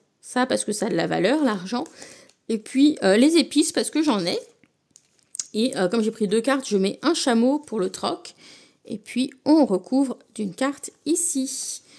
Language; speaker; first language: French; native; French